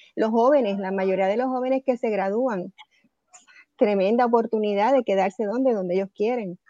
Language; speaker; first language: Spanish; native; Spanish